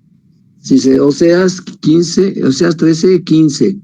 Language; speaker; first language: Spanish; native; Spanish